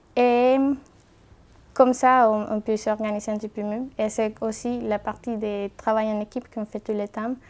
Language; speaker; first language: French; non-native, fluent; Spanish